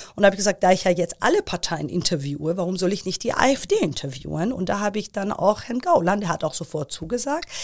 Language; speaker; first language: German; early bilingual, other home language; Persian